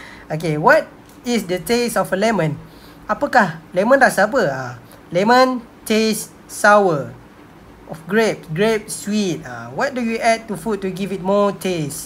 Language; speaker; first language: English; non-native, local second language; Malay